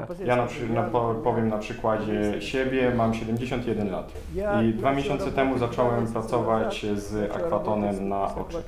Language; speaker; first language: Polish; non-native, fluent; Russian